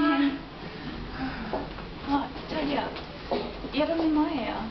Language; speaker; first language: Korean; non-native, learner; English